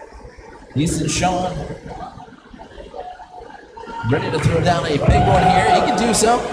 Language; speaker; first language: English; native; English